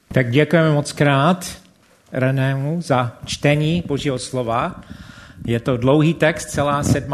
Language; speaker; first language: Czech; non-native, fluent; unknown